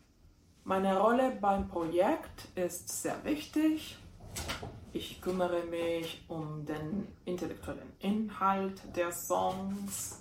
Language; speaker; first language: German; non-native, fluent; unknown